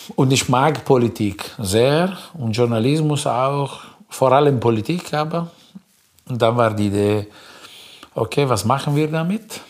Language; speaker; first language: German; non-native, fluent; Italian